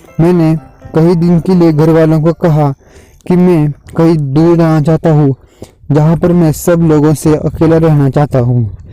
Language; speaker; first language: Hindi; non-native, local second language; Marathi